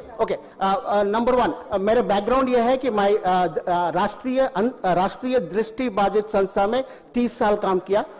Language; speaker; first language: Hindi; non-native, local second language; Tamil